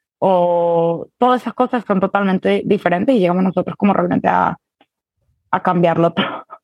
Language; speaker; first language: Spanish; early bilingual, heritage; Spanish